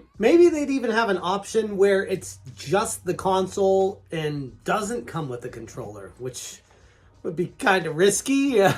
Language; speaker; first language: English; native; English